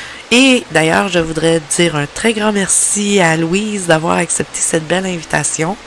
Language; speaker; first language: French; native; French